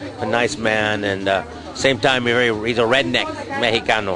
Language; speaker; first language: English; native; English